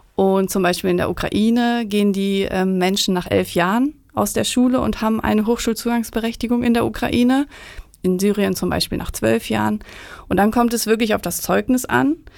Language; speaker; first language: German; native; German